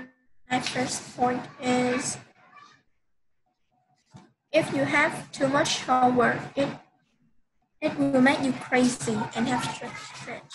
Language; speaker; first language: English; non-native, learner; Vietnamese